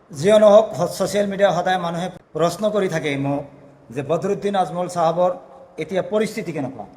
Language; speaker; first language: Assamese; native; Assamese